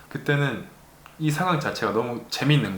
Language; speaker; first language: Korean; native; Korean